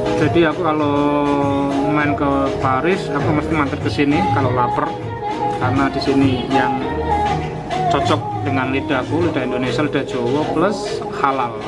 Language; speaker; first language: Malay; non-native, local second language; Javanese